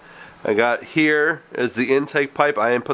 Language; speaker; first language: English; native; English